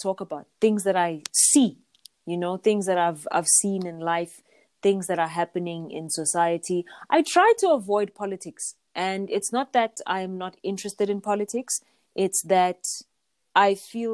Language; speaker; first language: English; non-native, local second language; Zulu